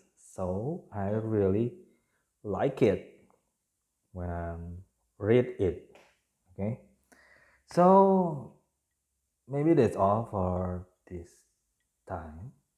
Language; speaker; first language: English; non-native, learner; Indonesian